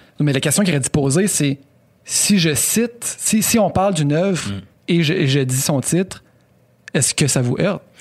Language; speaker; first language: French; native; French